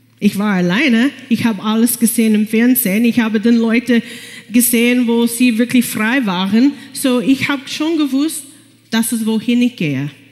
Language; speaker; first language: German; non-native, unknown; English